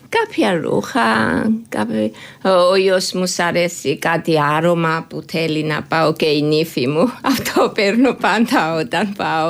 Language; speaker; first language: Greek; non-native, learner; Georgian